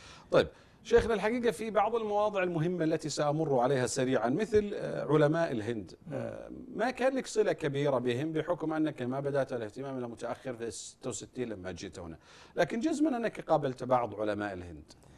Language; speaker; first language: Arabic; native; Arabic